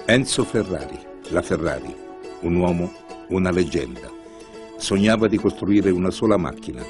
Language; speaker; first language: Italian; native; Italian